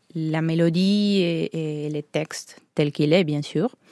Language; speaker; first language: French; non-native, learner; Spanish